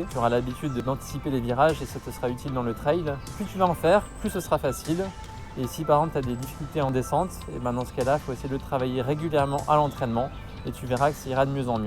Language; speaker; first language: French; native; French